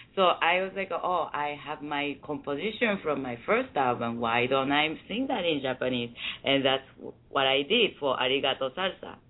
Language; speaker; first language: English; non-native, fluent; Japanese